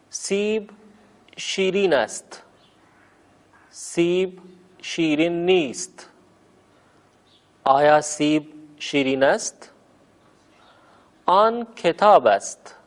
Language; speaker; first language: Persian; non-native, fluent; Urdu